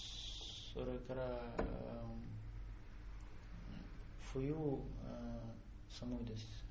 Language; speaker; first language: Japanese; non-native, learner; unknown